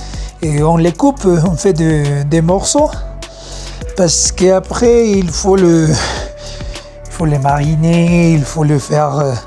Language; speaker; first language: French; non-native, learner; Spanish